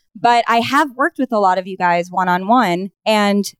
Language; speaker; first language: English; native; English